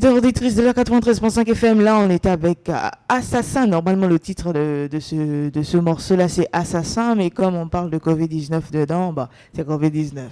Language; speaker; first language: French; native; French